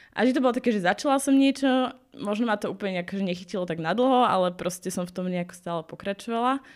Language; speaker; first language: Slovak; native; Slovak